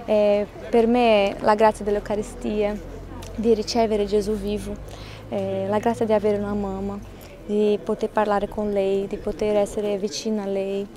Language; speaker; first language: Italian; non-native, fluent; Portuguese